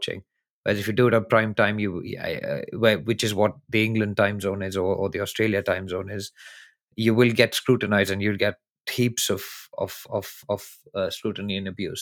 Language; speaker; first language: English; non-native, local second language; Hindi